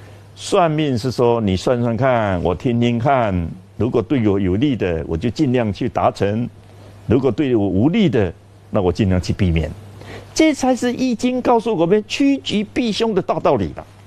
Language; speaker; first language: Chinese; native; Chinese